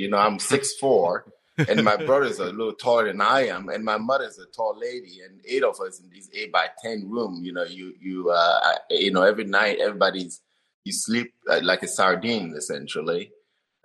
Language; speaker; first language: English; non-native, fluent; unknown